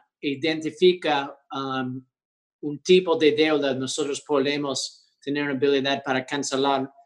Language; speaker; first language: Spanish; early bilingual, heritage; English